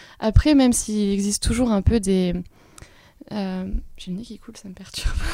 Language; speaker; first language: French; native; French